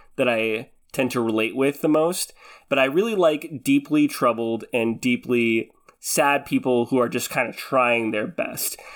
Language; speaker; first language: English; early bilingual, other home language; Filipino